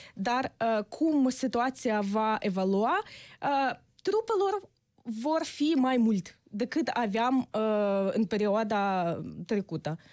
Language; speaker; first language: Romanian; non-native, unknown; Ukrainian